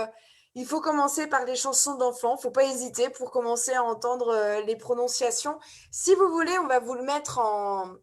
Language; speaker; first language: French; native; French